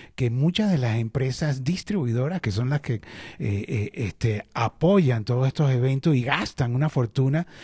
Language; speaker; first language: Spanish; native; Spanish